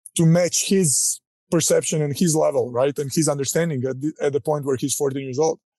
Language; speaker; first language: English; non-native, fluent; Croatian